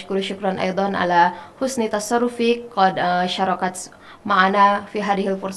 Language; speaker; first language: Arabic; non-native, fluent; Indonesian